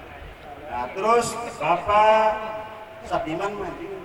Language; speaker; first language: Indonesian; non-native, local second language; Javanese